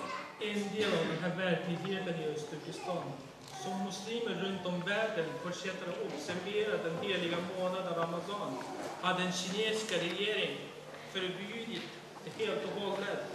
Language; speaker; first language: Swedish; non-native, fluent; Uyghur